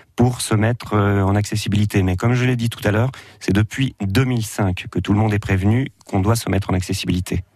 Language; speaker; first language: French; native; French